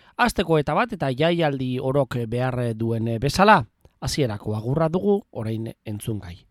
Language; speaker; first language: Basque; native; Basque